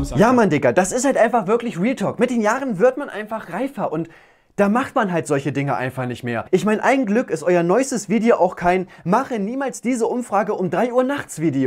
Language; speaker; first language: German; native; German